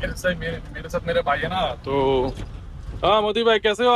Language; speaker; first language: Hindi; non-native, learner; Bangla